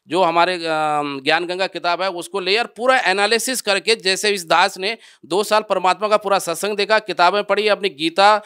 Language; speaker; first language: Hindi; native; Hindi